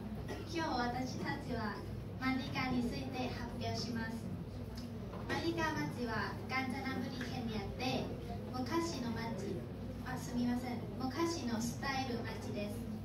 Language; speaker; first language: Japanese; non-native, learner; Thai